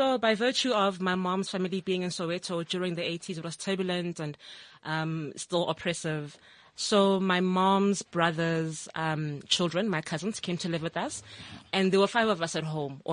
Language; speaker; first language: English; non-native, local second language; Tswana